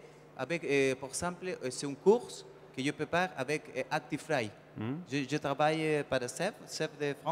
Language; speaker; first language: French; non-native, learner; Spanish